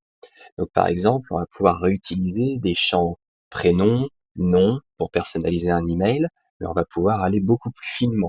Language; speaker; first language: French; native; French